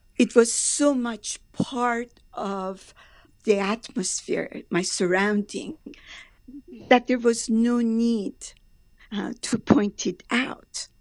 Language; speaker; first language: English; non-native, fluent; Persian